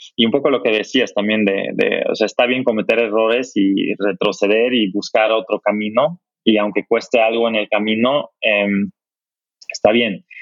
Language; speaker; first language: Spanish; non-native, fluent; German